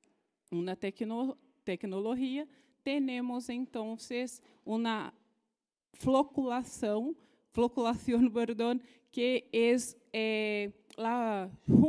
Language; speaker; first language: Spanish; non-native, fluent; Portuguese